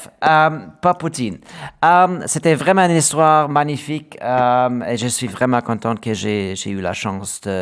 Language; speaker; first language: French; non-native, learner; German